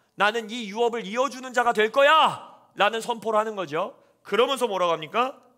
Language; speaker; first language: Korean; native; Korean